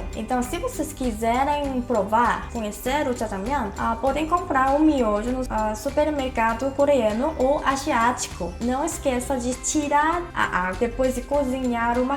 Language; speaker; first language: Portuguese; non-native, fluent; Korean